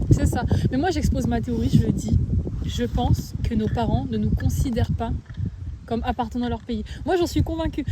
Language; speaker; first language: French; native; French